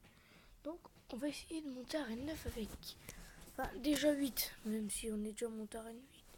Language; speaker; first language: French; native; French